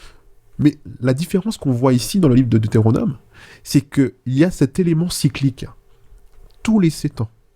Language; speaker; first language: French; native; French